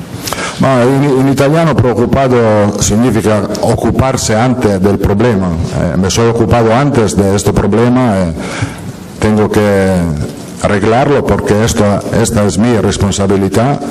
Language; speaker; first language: Spanish; non-native, fluent; Italian